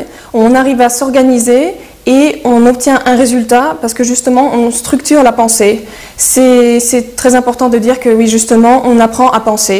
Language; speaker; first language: French; early bilingual, heritage; French